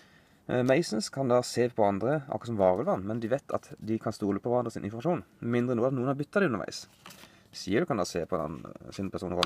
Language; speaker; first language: Norwegian; native; Norwegian